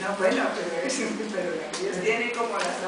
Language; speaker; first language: Spanish; native; Spanish